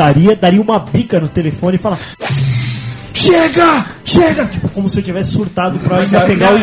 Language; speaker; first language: Portuguese; native; Portuguese